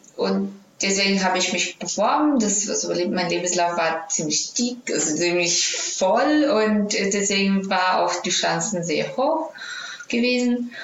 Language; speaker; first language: German; non-native, fluent; Greek